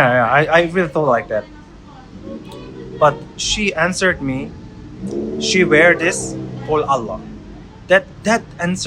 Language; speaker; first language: English; non-native, learner; Korean